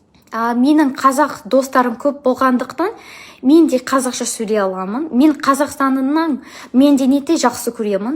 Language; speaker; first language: Kazakh; non-native, learner; English